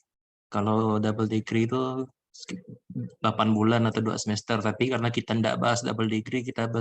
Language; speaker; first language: Indonesian; native; Indonesian